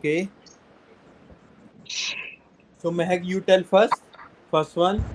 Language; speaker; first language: English; non-native, local second language; Hindi